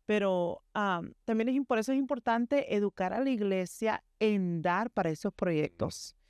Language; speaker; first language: Spanish; early bilingual, heritage; Spanish